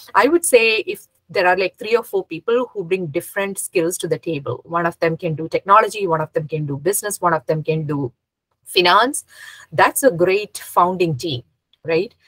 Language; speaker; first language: English; non-native, local second language; Malayalam